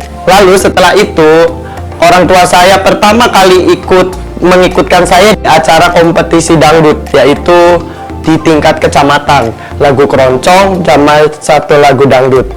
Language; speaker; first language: Indonesian; non-native, local second language; Javanese